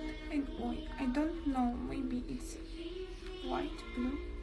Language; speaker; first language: English; non-native, learner; Russian